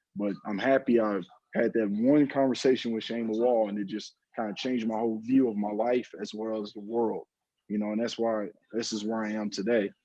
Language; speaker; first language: English; native; English